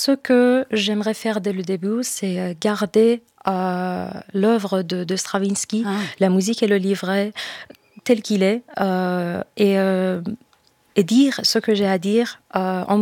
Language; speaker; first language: French; non-native, fluent; Persian